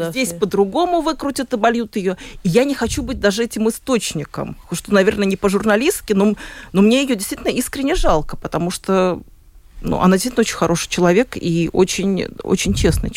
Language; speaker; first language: Russian; native; Russian